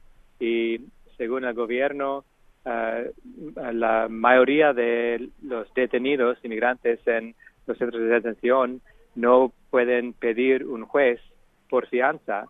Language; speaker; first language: Spanish; non-native, fluent; English